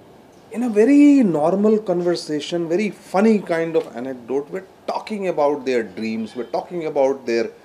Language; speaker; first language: English; non-native, local second language; Hindi